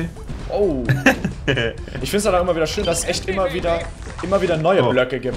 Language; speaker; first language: German; native; German